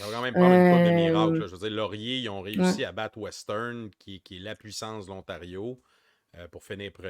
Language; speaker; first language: French; native; French